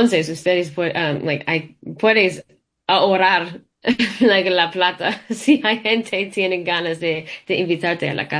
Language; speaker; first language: Spanish; non-native, learner; English